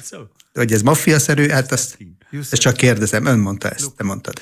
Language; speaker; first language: Hungarian; non-native, fluent; Hebrew